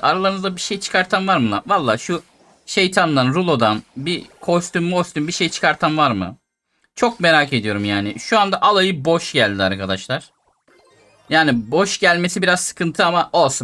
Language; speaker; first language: Turkish; native; Turkish